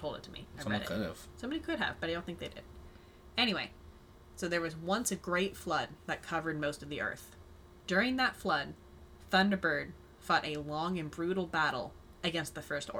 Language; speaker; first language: English; native; English